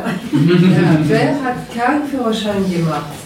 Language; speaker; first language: German; non-native, learner; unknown